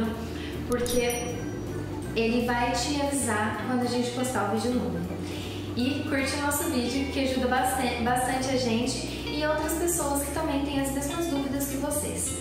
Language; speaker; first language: Portuguese; native; Portuguese